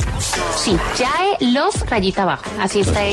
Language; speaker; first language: Spanish; native; Spanish